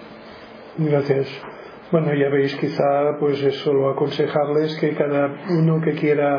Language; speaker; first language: Spanish; native; Spanish